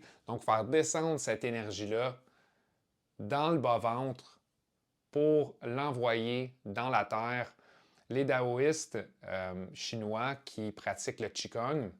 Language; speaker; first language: French; native; French